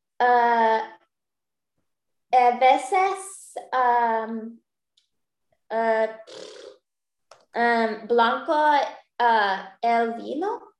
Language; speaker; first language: Spanish; non-native, learner; English